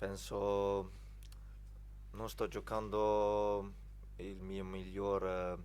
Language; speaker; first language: Italian; non-native, fluent; Dutch